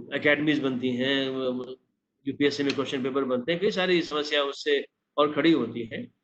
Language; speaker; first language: Hindi; non-native, local second language; Maithili